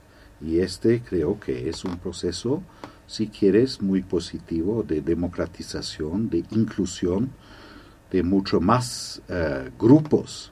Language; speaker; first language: Spanish; non-native, fluent; German